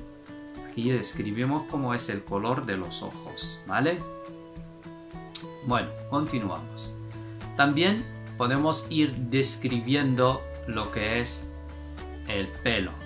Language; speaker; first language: Spanish; non-native, fluent; Arabic